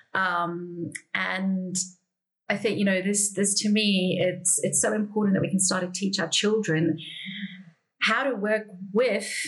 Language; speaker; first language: English; native; English